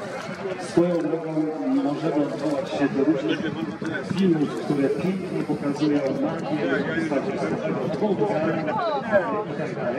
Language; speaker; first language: Polish; native; Polish